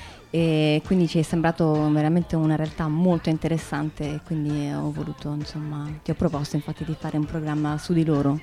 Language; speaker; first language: Italian; native; Italian